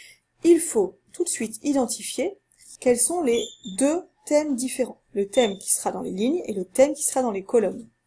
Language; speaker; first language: French; native; French